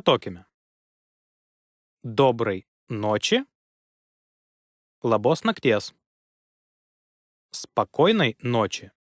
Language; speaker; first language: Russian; non-native, learner; Lithuanian